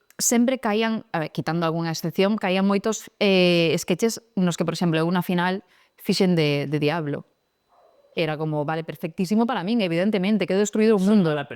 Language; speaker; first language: Galician; non-native, local second language; Spanish